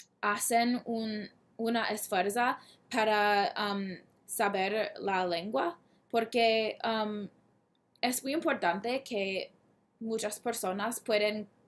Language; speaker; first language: Spanish; non-native, learner; English